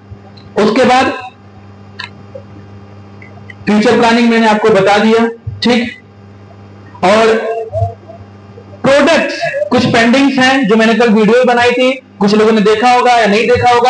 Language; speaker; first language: Hindi; native; Hindi